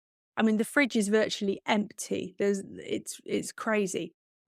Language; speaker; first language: English; native; English